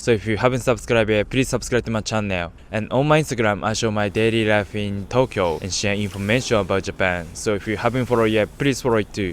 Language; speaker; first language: English; non-native, fluent; Japanese